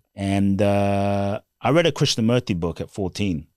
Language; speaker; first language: English; native; English